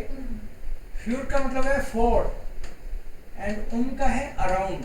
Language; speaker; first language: Hindi; native; Hindi